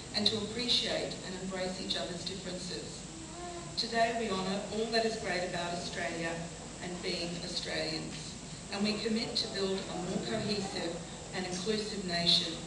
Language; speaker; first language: English; native; English